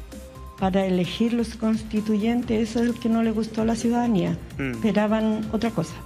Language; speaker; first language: Spanish; native; Spanish